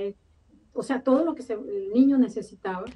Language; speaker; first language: Spanish; native; Spanish